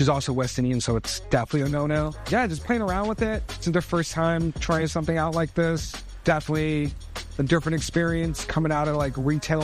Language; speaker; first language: English; native; English